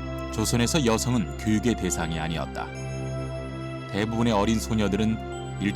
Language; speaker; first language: Korean; native; Korean